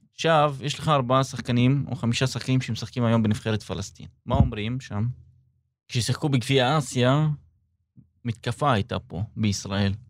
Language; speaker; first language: Hebrew; non-native, local second language; Arabic